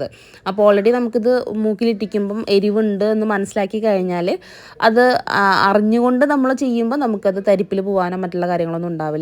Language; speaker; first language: Malayalam; native; Malayalam